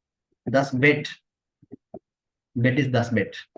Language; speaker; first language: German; non-native, fluent; Tamil